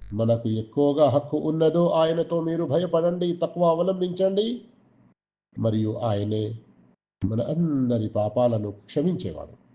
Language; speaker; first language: Telugu; non-native, local second language; Urdu